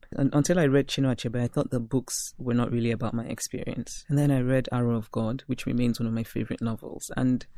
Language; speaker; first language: English; non-native, local second language; Igbo